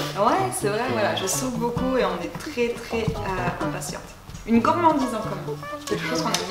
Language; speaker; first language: French; native; French